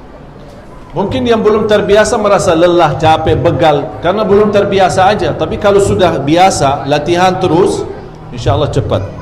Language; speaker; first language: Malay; non-native, fluent; Arabic